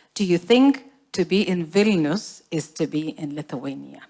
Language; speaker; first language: English; non-native, fluent; Lithuanian